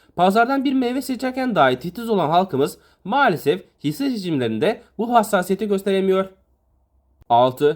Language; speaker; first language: Turkish; native; Turkish